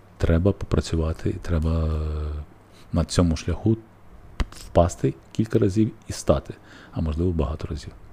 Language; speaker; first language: Ukrainian; native; Ukrainian